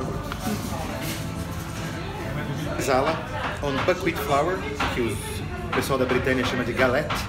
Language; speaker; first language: Portuguese; native; Portuguese